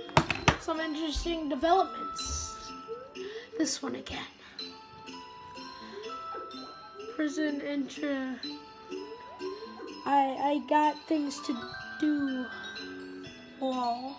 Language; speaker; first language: English; native; English